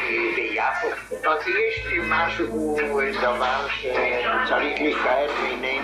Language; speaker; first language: Hebrew; non-native, fluent; Polish